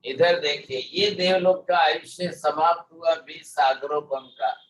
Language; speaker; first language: Hindi; non-native, local second language; Gujarati